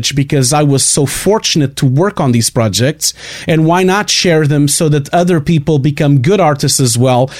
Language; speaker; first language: English; non-native, fluent; Portuguese